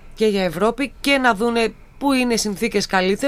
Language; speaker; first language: Greek; native; Greek